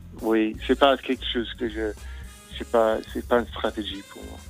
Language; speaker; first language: French; non-native, fluent; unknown